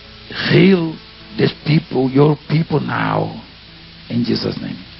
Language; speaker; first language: English; non-native, learner; Portuguese